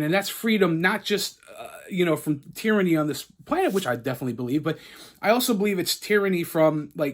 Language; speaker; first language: English; native; English